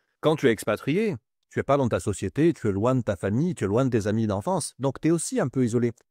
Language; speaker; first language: French; native; French